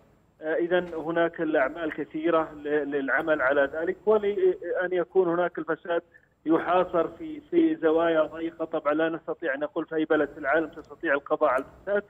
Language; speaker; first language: Arabic; native; Arabic